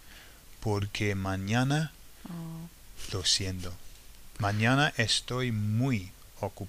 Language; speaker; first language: Spanish; non-native, fluent; English